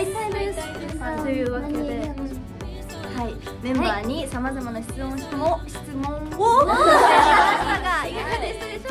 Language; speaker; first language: Japanese; native; Japanese